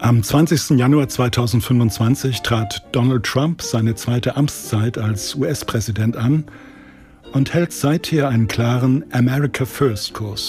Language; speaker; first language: German; native; German